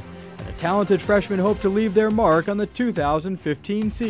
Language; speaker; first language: English; native; English